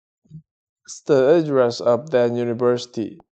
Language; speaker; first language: English; non-native, learner; Korean